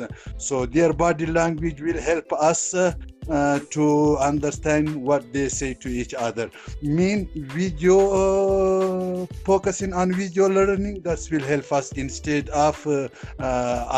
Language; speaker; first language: English; non-native, learner; Persian